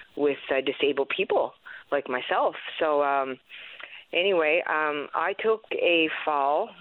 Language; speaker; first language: English; native; English